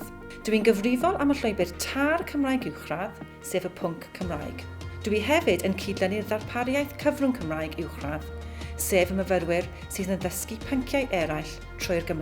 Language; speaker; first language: Welsh; non-native, local second language; English